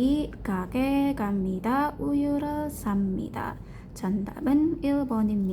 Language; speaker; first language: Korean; non-native, learner; Indonesian